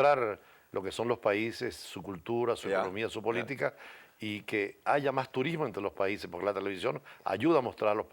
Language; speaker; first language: Spanish; native; Spanish